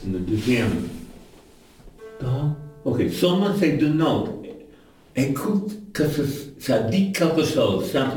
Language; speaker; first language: French; non-native, learner; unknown